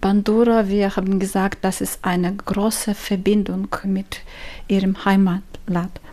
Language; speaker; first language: German; non-native, learner; Ukrainian